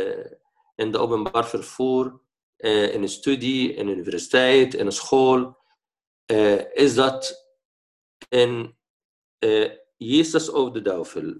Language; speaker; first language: Dutch; non-native, fluent; Arabic